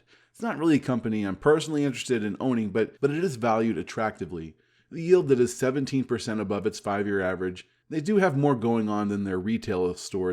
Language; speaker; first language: English; native; English